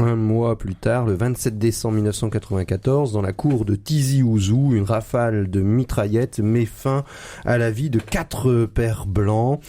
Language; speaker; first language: French; native; French